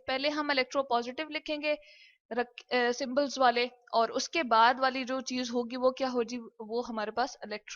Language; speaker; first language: Hindi; non-native, local second language; Punjabi